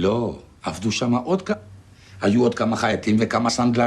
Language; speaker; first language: Hebrew; non-native, fluent; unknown